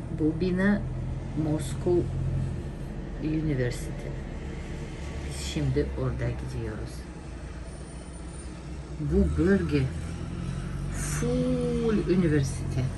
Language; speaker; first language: Turkish; non-native, local second language; Russian